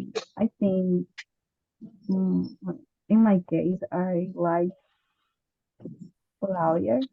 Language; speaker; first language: English; non-native, learner; Spanish